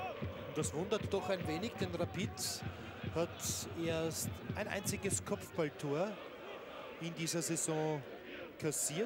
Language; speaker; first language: German; native; German